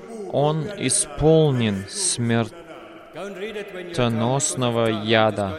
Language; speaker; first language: Russian; non-native, fluent; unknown